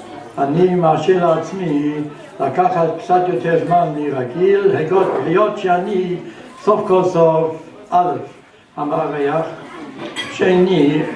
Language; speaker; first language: Hebrew; non-native, fluent; German